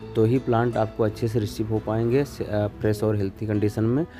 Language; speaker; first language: Hindi; native; Hindi